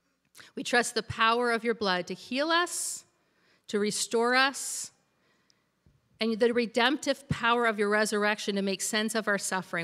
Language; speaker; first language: English; native; English